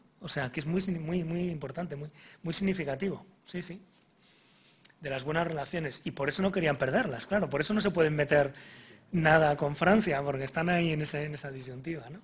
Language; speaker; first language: Spanish; native; Spanish